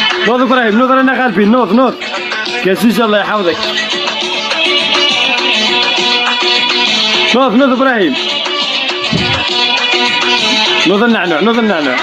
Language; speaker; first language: Arabic; native; Arabic